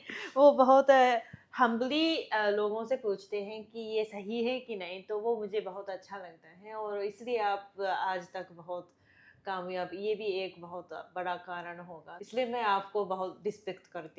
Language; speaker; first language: Hindi; non-native, fluent; Japanese